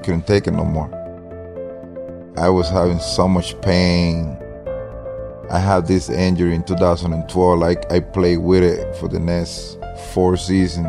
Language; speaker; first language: English; non-native, fluent; Spanish